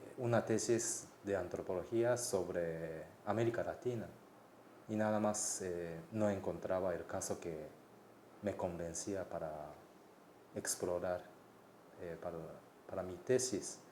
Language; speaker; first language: Spanish; non-native, fluent; Japanese